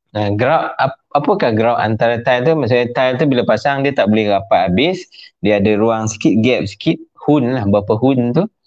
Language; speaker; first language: Malay; native; Malay